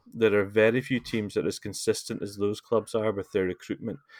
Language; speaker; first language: English; native; English